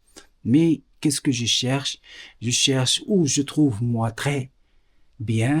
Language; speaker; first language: French; non-native, learner; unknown